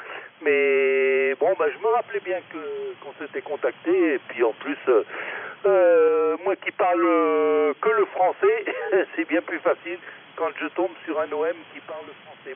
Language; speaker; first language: French; native; French